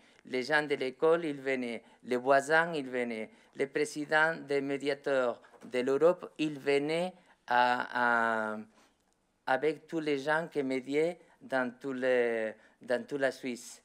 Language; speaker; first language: French; non-native, learner; Spanish